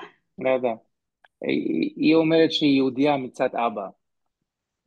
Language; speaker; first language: Hebrew; non-native, fluent; Russian